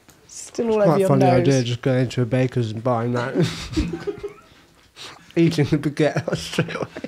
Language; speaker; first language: English; native; English